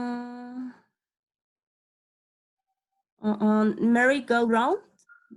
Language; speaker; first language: English; non-native, learner; Spanish